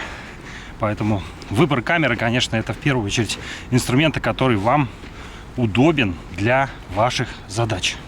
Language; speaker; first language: Russian; native; Russian